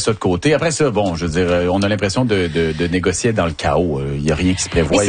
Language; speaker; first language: French; native; French